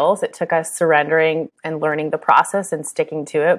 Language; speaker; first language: English; native; English